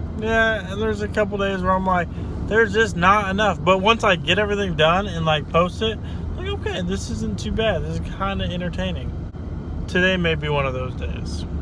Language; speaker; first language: English; native; English